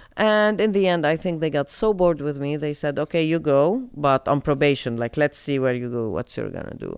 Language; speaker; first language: English; non-native, fluent; Arabic